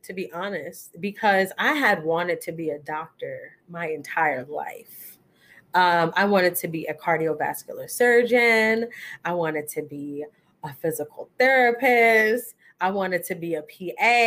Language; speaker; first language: English; native; English